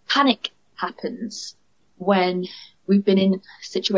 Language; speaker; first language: English; native; English